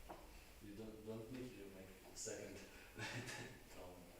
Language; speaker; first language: English; non-native, learner; Russian